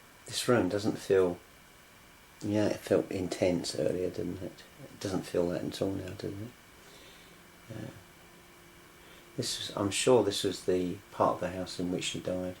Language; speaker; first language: English; native; English